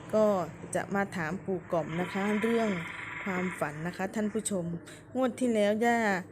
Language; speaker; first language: Thai; native; Thai